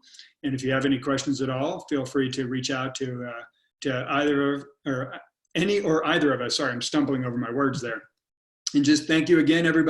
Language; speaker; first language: English; native; English